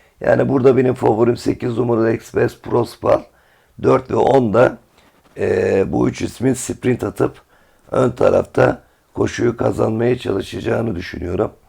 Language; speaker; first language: Turkish; native; Turkish